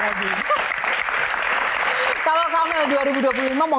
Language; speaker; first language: Indonesian; native; Indonesian